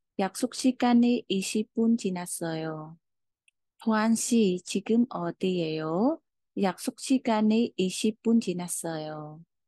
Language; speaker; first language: Korean; non-native, fluent; Khmer